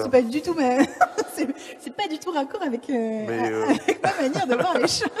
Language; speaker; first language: French; native; French